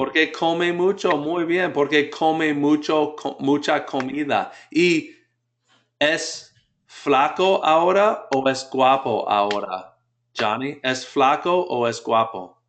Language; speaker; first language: Spanish; non-native, fluent; English